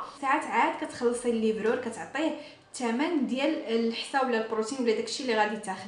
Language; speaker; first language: Arabic; native; Arabic